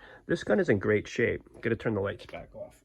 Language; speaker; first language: English; native; English